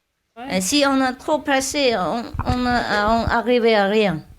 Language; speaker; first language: French; non-native, learner; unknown